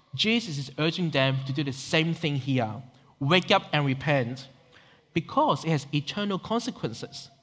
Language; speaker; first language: English; non-native, local second language; Cantonese